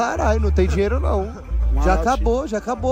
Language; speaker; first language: Portuguese; native; Portuguese